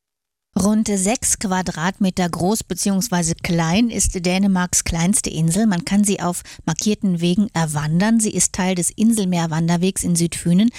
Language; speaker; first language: German; native; German